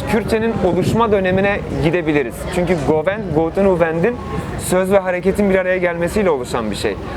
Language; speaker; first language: Turkish; non-native, local second language; Kurdish